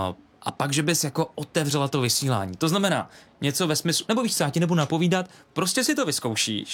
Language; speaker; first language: Czech; native; Czech